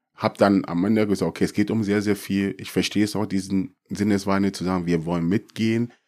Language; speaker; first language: German; early bilingual, other home language; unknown